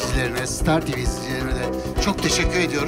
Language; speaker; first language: Turkish; native; Turkish